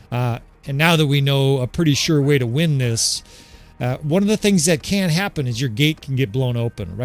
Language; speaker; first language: English; native; English